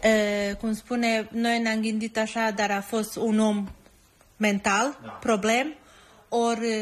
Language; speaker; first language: Romanian; non-native, fluent; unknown